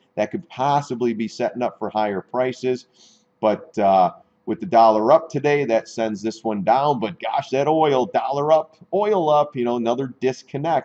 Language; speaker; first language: English; native; English